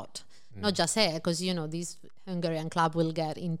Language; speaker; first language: English; non-native, fluent; Italian